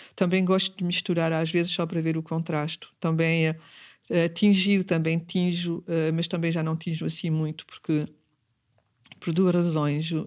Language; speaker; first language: Portuguese; early bilingual, heritage; Portuguese